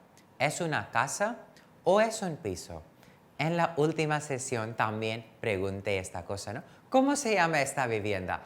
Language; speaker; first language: Spanish; non-native, fluent; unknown